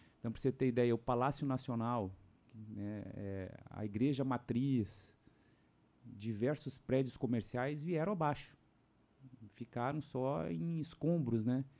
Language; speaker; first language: Portuguese; native; Portuguese